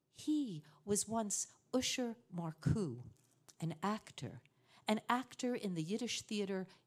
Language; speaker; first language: English; native; English